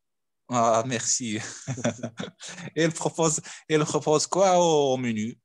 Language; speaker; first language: French; non-native, fluent; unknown